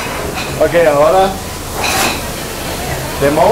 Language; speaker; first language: Spanish; non-native, fluent; German